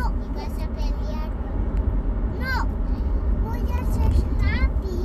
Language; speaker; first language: Spanish; early bilingual, other home language; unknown